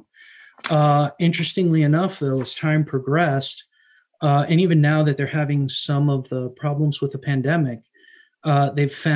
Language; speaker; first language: English; native; English